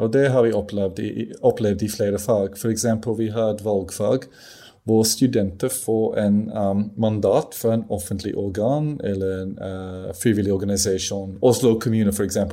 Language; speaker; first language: Norwegian; non-native, fluent; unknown